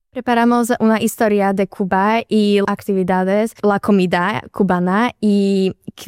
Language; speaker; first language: Spanish; non-native, learner; Slovak